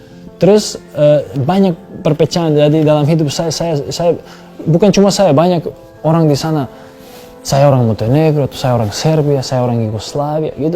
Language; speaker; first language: Indonesian; non-native, fluent; Serbian